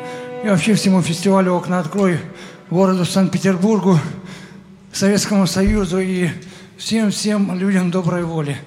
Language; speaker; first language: Russian; native; Russian